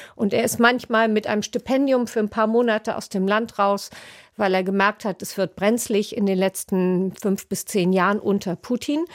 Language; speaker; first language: German; native; German